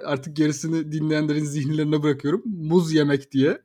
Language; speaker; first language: Turkish; native; Turkish